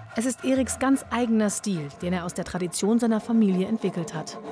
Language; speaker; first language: German; native; German